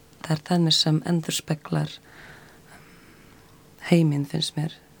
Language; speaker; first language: Icelandic; non-native, fluent; Polish